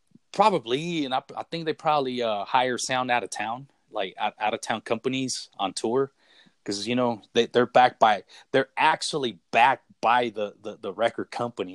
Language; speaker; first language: English; early bilingual, other home language; Spanish